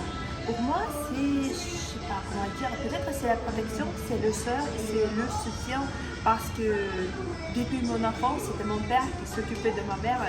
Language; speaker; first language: French; non-native, local second language; Ukrainian